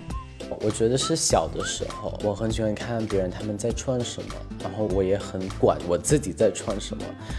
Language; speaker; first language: Chinese; non-native, fluent; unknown